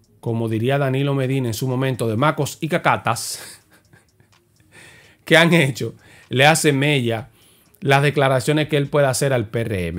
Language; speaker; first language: Spanish; native; Spanish